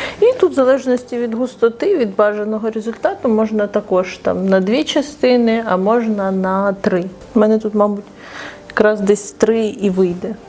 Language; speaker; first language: Ukrainian; non-native, local second language; Russian